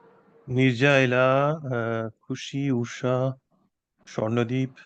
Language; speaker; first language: French; non-native, fluent; Bangla